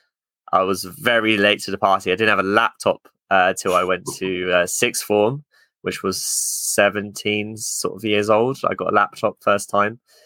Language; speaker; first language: English; native; English